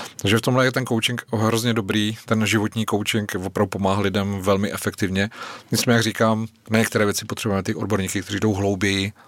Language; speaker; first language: Czech; native; Czech